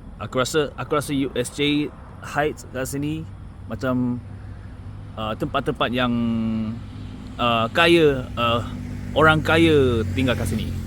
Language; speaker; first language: Malay; non-native, learner; Korean